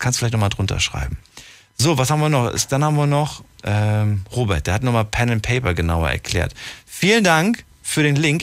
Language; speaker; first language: German; native; German